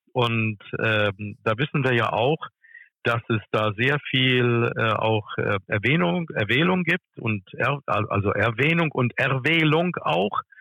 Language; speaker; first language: German; early bilingual, other home language; English